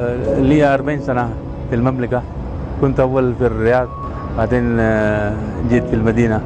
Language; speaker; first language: Arabic; non-native, learner; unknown